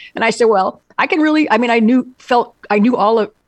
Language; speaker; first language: English; native; English